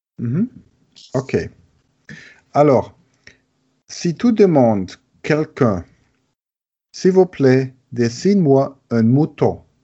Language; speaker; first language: French; non-native, learner; German